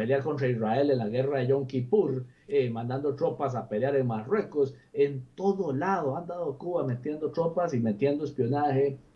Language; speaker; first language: Spanish; native; Spanish